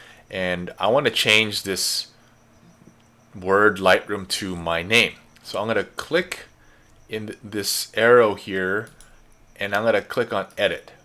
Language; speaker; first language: English; native; English